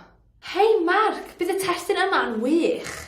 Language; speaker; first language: Welsh; non-native, learner; English